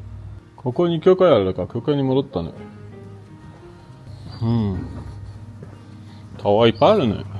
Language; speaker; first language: Japanese; non-native, learner; French